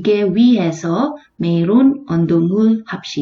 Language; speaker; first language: Korean; non-native, fluent; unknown